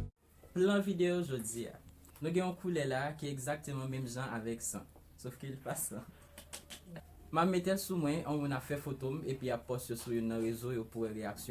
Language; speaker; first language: French; non-native, learner; Haitian Creole